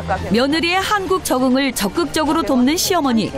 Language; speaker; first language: Korean; native; Korean